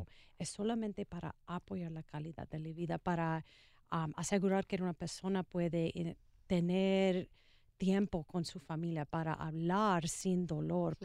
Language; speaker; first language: Spanish; non-native, learner; English